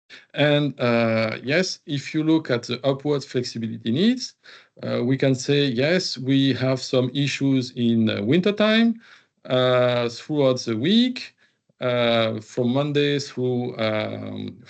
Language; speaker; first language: English; non-native, fluent; French